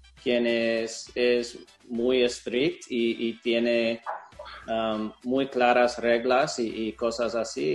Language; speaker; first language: Spanish; non-native, fluent; English